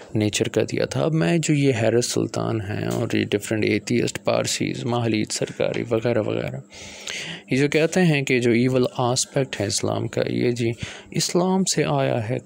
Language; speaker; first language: Urdu; early bilingual, other home language; Punjabi